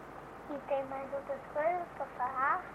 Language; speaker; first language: Portuguese; early bilingual, heritage; Portuguese